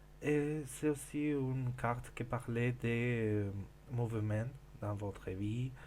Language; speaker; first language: French; non-native, learner; Spanish